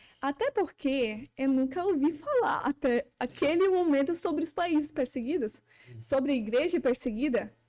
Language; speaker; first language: Portuguese; non-native, fluent; Ukrainian